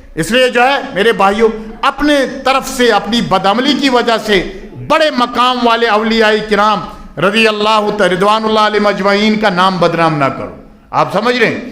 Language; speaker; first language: Urdu; non-native, local second language; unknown